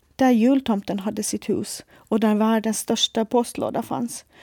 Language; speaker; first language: Swedish; non-native, fluent; Faroese